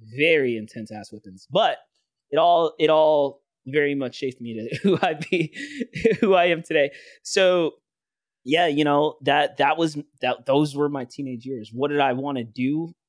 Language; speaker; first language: English; native; English